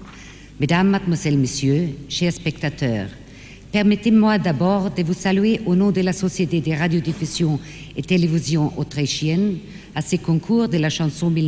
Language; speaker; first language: French; non-native, fluent; German